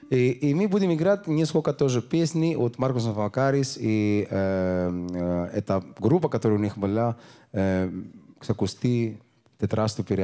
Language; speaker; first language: Russian; non-native, learner; Greek